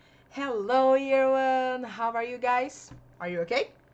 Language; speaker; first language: English; non-native, fluent; Portuguese